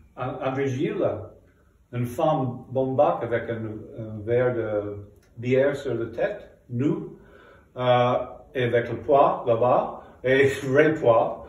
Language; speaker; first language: French; non-native, fluent; English